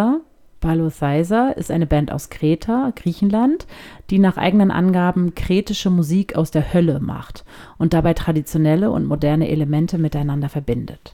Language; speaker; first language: German; native; German